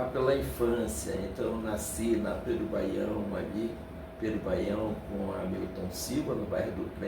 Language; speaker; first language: Portuguese; native; Portuguese